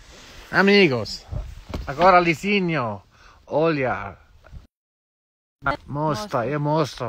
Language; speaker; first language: Portuguese; non-native, learner; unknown